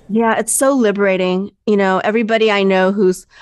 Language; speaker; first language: English; native; English